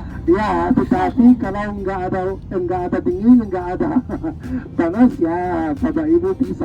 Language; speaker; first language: Indonesian; non-native, fluent; Arabic